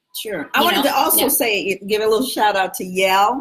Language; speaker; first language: English; native; English